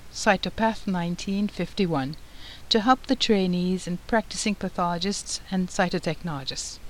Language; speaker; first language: English; non-native, fluent; Turkish